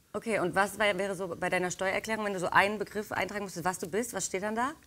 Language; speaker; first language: German; native; German